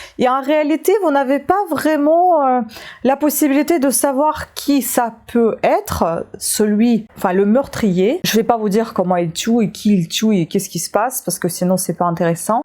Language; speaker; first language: French; non-native, fluent; Russian